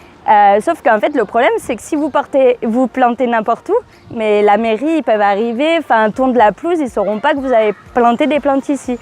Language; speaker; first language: French; native; French